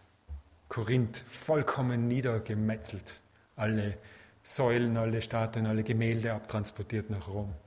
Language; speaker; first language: German; native; German